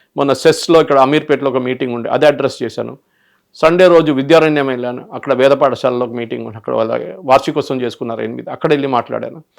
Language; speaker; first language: Telugu; early bilingual, other home language; Malayalam